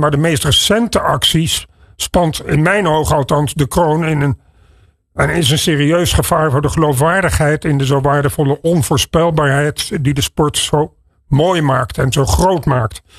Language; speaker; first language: Dutch; native; Dutch